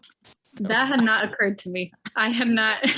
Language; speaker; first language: English; native; English